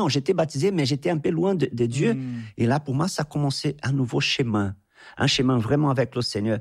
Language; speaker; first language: French; non-native, fluent; Portuguese